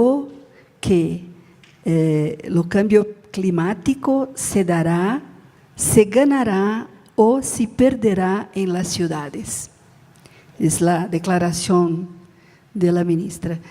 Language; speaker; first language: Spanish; non-native, learner; Portuguese